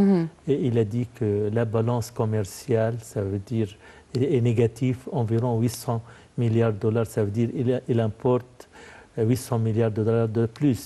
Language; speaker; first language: French; non-native, fluent; Arabic